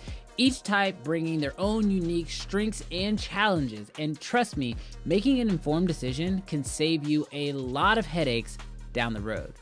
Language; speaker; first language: English; native; English